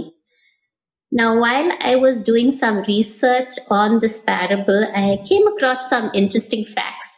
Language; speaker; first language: English; non-native, local second language; Tamil